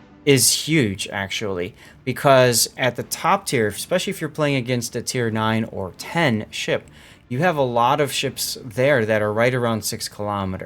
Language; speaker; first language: English; native; English